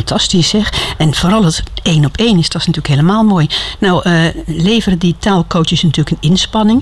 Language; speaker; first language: Dutch; native; Dutch